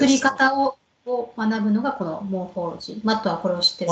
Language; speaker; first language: Japanese; native; Japanese